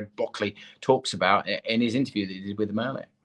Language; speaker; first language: English; native; English